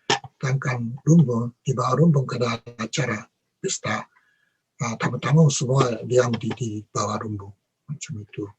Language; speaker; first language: Indonesian; non-native, learner; Japanese